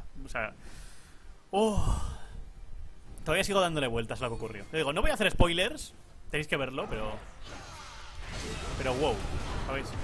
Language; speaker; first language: Spanish; native; Spanish